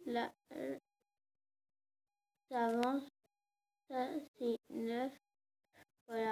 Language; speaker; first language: French; native; French